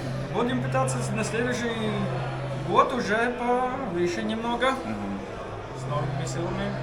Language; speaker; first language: Russian; non-native, local second language; Lithuanian